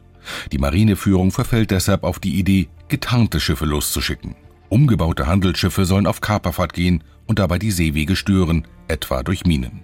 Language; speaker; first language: German; native; German